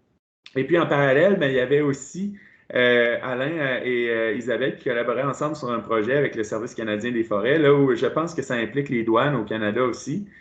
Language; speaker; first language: French; native; French